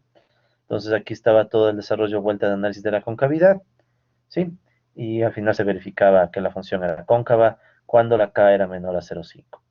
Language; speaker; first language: Spanish; native; Spanish